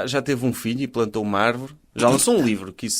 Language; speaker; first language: Portuguese; native; Portuguese